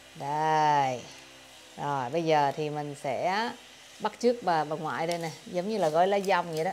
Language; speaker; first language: Vietnamese; native; Vietnamese